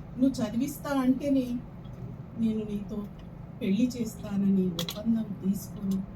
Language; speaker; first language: Telugu; non-native, local second language; Lambadi